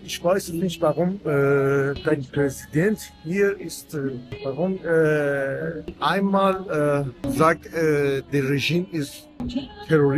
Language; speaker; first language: German; non-native, learner; Persian